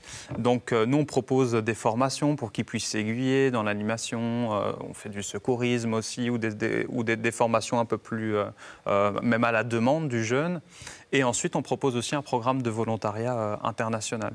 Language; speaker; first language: French; native; French